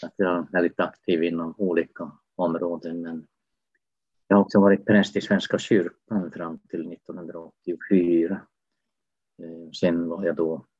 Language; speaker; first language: Swedish; non-native, local second language; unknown